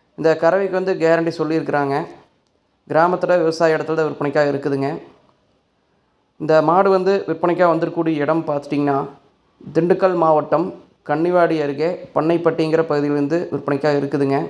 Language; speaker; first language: Tamil; native; Tamil